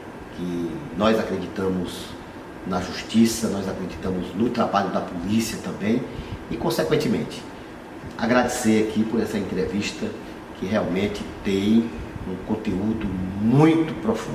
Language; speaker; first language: Portuguese; native; Portuguese